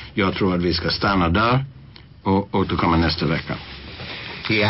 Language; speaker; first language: Swedish; non-native, fluent; English